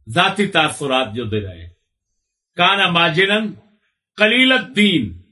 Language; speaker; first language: Urdu; non-native, local second language; Punjabi